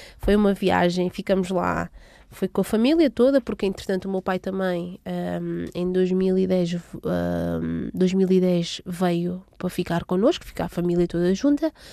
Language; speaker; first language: Portuguese; native; Portuguese